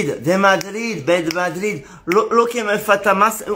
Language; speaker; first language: Spanish; non-native, learner; French